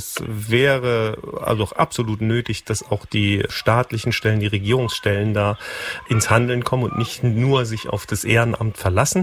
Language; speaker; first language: German; native; German